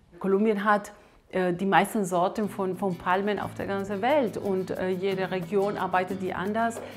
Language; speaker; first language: German; non-native, fluent; Spanish